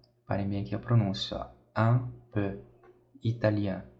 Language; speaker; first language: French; non-native, fluent; Portuguese